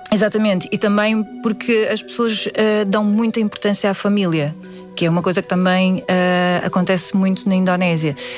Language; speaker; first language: Portuguese; early bilingual, other home language; Indonesian